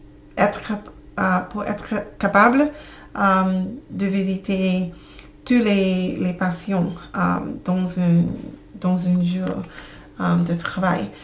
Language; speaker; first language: French; non-native, learner; English